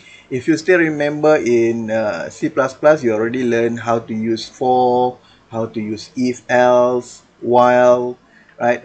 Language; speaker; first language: English; non-native, local second language; Malay